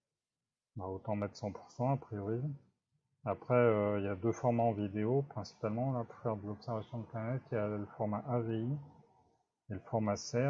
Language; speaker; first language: French; native; French